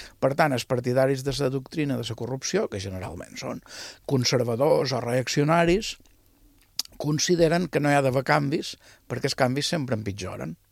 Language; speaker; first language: Catalan; native; Catalan